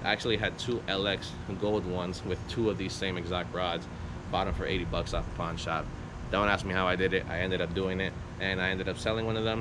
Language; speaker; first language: English; native; English